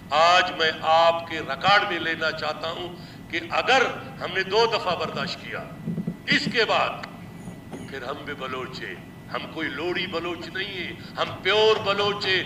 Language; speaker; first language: Urdu; non-native, local second language; Baluchi